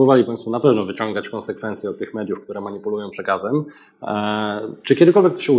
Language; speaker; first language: Polish; native; Polish